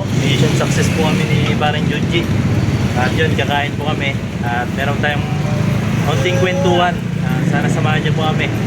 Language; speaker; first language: Filipino; non-native, local second language; Hiligaynon